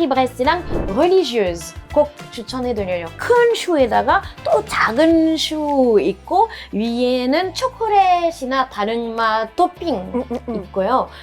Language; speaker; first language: Korean; non-native, fluent; French